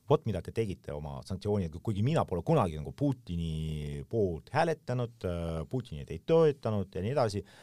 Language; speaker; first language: Estonian; non-native, local second language; Russian